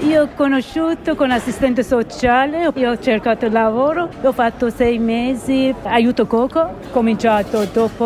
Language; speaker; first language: Italian; non-native, learner; Persian